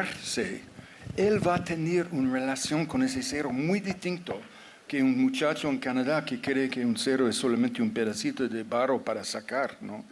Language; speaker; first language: Spanish; non-native, fluent; English